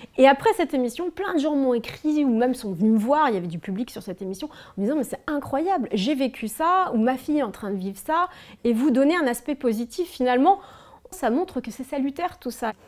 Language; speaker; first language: French; native; French